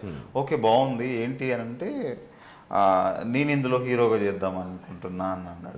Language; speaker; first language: Telugu; native; Telugu